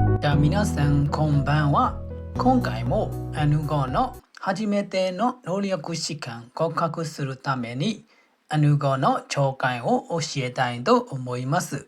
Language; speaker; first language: Japanese; non-native, fluent; Burmese